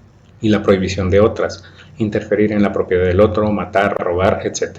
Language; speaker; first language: Spanish; native; Spanish